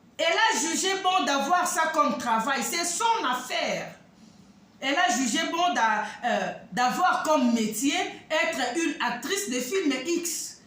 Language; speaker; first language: French; non-native, local second language; Lingala